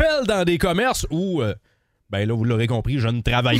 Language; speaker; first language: French; native; French